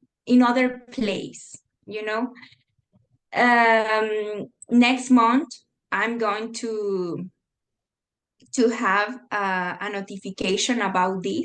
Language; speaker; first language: English; non-native, fluent; Spanish